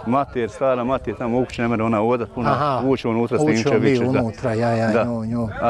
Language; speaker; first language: Bosnian; native; Bosnian